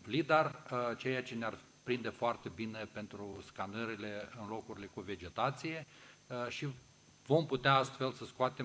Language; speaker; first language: Romanian; native; Romanian